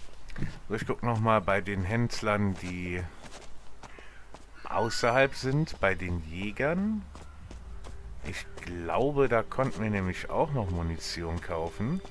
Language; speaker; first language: German; native; German